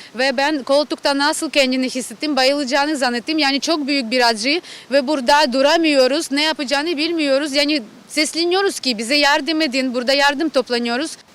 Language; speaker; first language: Turkish; non-native, learner; Ukrainian